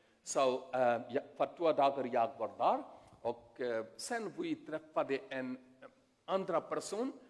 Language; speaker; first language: Swedish; non-native, learner; Urdu